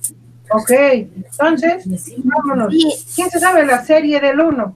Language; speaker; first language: Spanish; native; Spanish